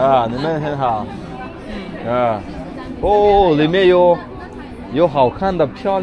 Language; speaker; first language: Chinese; non-native, learner; Rundi